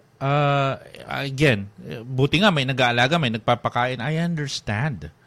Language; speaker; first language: Filipino; native; Filipino